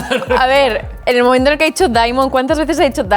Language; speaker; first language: Spanish; native; Spanish